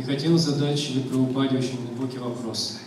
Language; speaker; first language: Russian; native; Russian